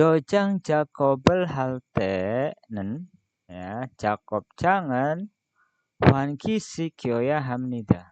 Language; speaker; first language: Korean; non-native, fluent; Indonesian